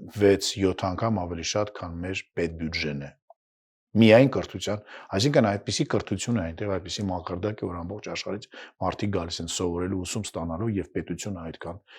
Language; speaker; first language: Armenian; non-native, fluent; Russian